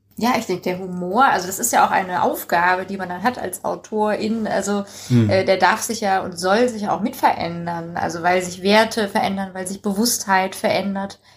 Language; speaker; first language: German; native; German